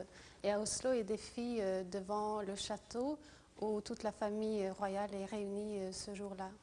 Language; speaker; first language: French; non-native, fluent; Norwegian